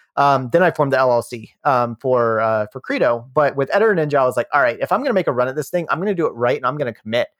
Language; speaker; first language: English; native; English